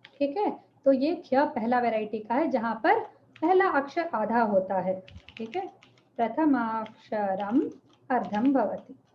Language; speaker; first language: Hindi; non-native, local second language; Telugu